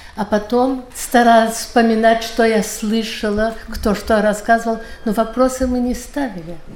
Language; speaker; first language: Russian; early bilingual, heritage; Russian